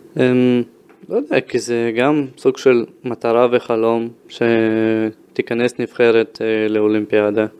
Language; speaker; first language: Hebrew; early bilingual, other home language; Russian